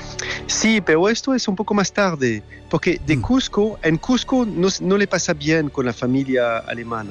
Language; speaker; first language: Spanish; non-native, fluent; French